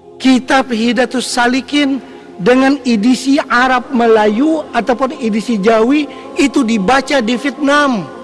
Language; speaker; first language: Indonesian; non-native, local second language; Banjar